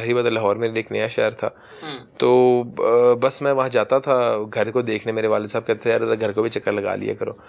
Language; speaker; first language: Urdu; early bilingual, heritage; Urdu